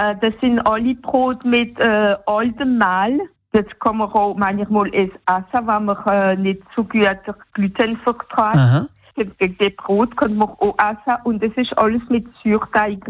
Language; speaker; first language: German; non-native, local second language; Swiss German